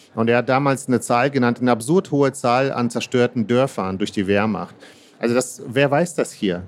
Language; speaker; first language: German; early bilingual, other home language; Russian